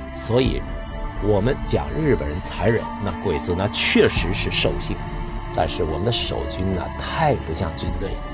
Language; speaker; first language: Chinese; native; Chinese